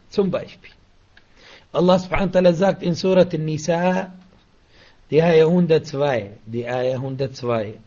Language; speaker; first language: German; non-native, fluent; Arabic